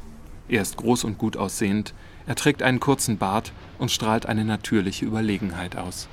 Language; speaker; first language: German; native; German